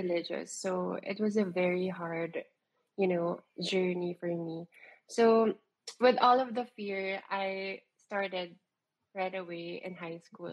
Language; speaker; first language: English; non-native, local second language; Filipino